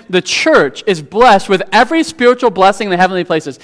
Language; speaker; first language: English; native; English